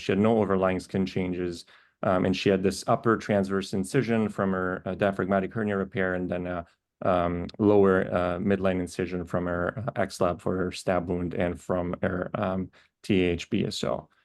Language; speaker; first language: English; native; English